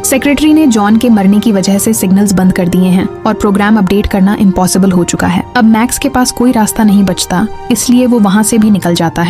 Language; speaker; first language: Hindi; native; Hindi